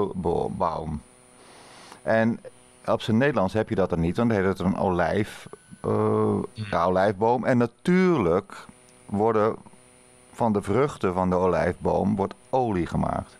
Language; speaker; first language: Dutch; native; Dutch